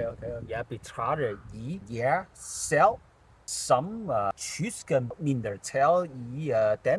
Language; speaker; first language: Danish; non-native, learner; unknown